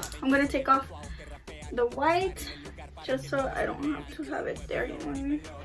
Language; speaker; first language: English; early bilingual, other home language; Spanish